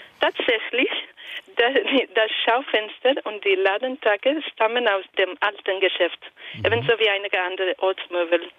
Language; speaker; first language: German; non-native, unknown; Italian